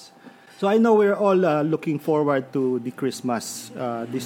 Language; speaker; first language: English; non-native, local second language; Filipino